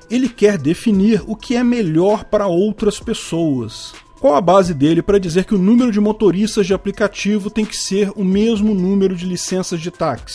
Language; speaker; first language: Portuguese; native; Portuguese